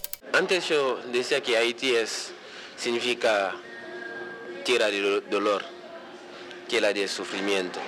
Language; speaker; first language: Spanish; non-native, local second language; Haitian Creole